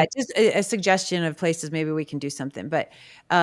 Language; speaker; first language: English; native; English